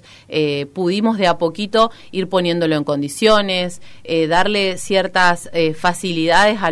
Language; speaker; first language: Spanish; native; Spanish